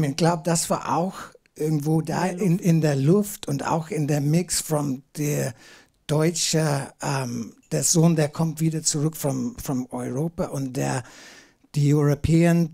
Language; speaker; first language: German; non-native, learner; English